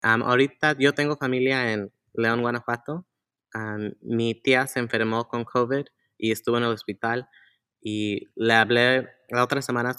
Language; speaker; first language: Spanish; early bilingual, heritage; Spanish